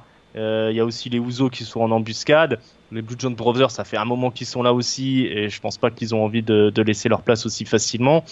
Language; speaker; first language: French; native; French